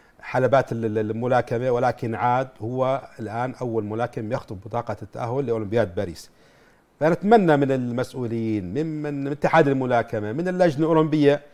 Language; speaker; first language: Arabic; native; Arabic